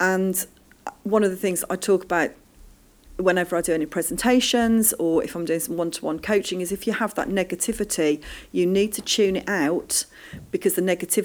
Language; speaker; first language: English; native; English